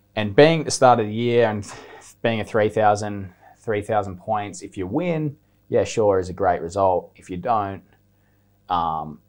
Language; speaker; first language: English; native; English